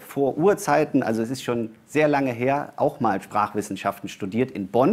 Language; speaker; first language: German; native; German